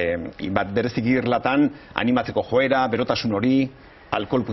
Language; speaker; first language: Basque; native; Basque